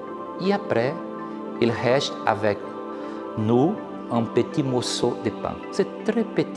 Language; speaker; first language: French; non-native, learner; Portuguese